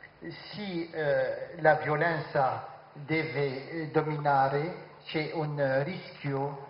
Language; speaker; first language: Italian; non-native, fluent; Arabic